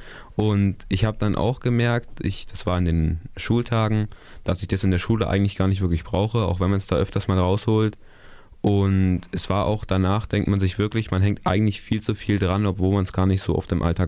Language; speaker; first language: German; native; German